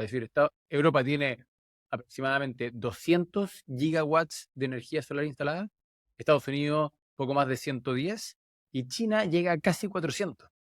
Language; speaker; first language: Spanish; native; Spanish